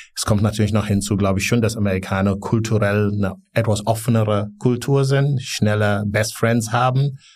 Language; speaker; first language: German; non-native, fluent; Wolof